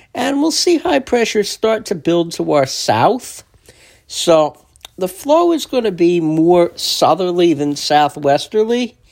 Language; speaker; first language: English; native; English